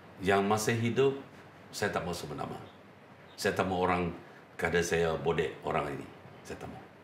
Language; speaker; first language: Malay; non-native, local second language; Chinese